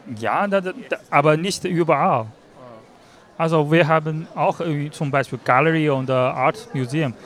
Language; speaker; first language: German; non-native, learner; Chinese